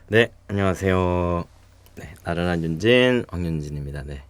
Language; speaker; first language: Korean; native; Korean